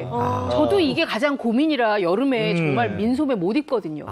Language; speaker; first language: Korean; native; Korean